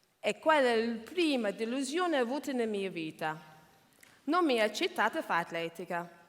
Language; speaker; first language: Italian; non-native, fluent; English